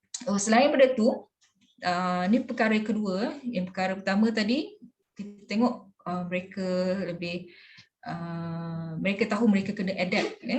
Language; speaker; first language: Malay; native; Malay